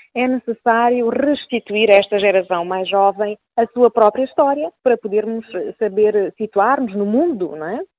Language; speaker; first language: Portuguese; native; Portuguese